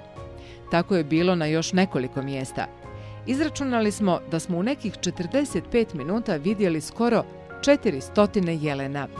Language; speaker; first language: Bosnian; native; Bosnian